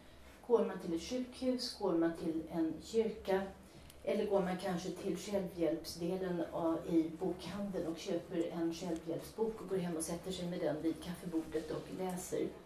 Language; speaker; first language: Swedish; native; Swedish